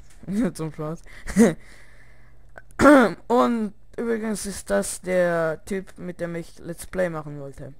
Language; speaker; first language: German; early bilingual, other home language; Russian